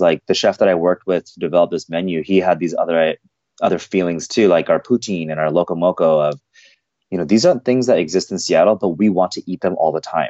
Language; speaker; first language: English; native; English